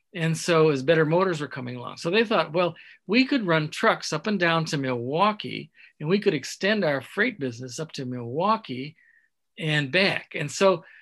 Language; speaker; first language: English; native; English